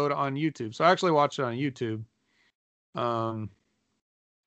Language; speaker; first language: English; native; English